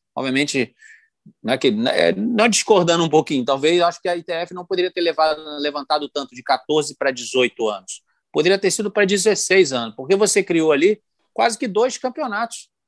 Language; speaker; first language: Portuguese; native; Portuguese